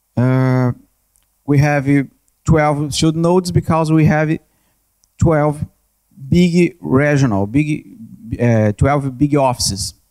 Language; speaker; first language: English; non-native, learner; Portuguese